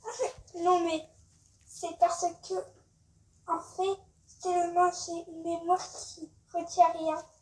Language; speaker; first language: French; native; French